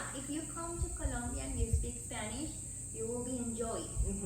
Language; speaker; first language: English; non-native, learner; Spanish